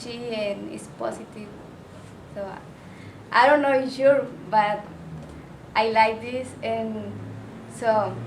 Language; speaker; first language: English; non-native, learner; Spanish